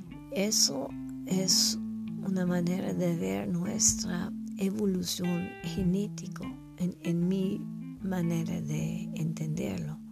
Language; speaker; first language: Spanish; non-native, learner; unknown